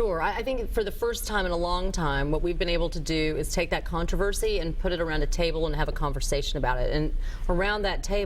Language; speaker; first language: English; native; English